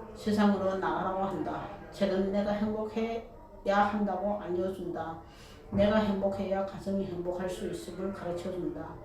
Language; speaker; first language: Korean; early bilingual, heritage; Korean